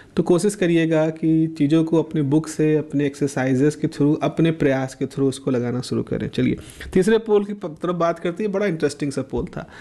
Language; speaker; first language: Hindi; native; Hindi